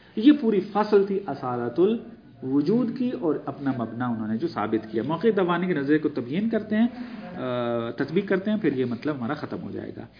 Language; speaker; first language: Urdu; non-native, local second language; Punjabi